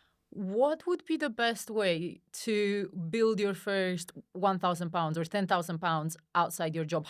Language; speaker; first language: English; non-native, fluent; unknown